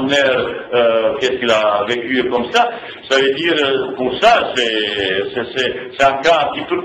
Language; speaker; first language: French; non-native, fluent; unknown